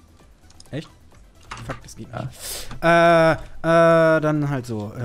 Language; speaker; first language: German; native; German